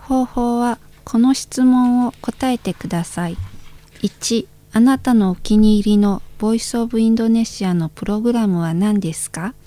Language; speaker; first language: Japanese; non-native, fluent; Indonesian